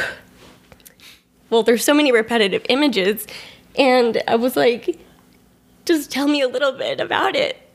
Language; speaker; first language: English; native; English